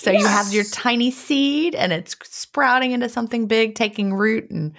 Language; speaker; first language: English; native; English